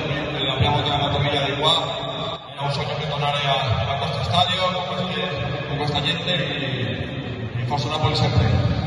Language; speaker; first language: Italian; non-native, learner; Spanish